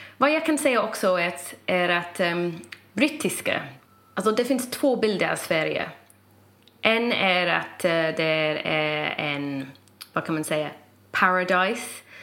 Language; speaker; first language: Swedish; non-native, fluent; English